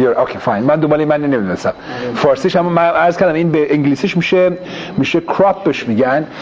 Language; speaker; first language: Persian; early bilingual, heritage; Persian